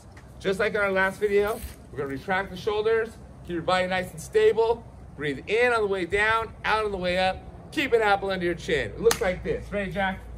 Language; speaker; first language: English; native; English